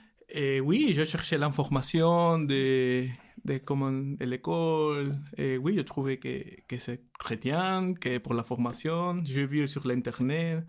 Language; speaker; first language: French; non-native, learner; Spanish